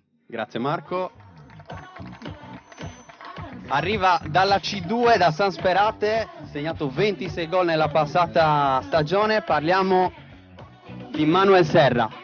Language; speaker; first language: Italian; native; Italian